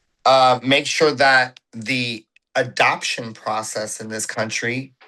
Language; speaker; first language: English; native; English